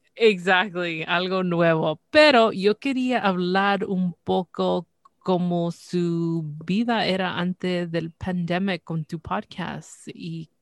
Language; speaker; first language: Spanish; early bilingual, heritage; Spanish